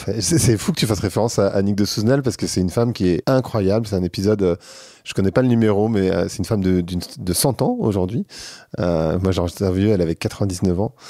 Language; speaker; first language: French; native; French